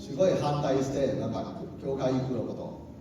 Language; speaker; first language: Japanese; non-native, learner; Cantonese